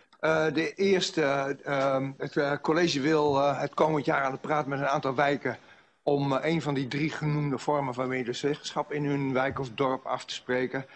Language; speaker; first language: Dutch; native; Dutch